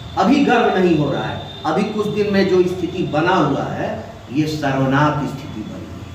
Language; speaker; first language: Hindi; native; Hindi